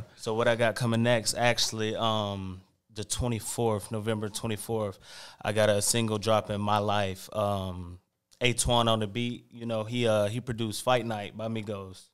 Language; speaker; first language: English; native; English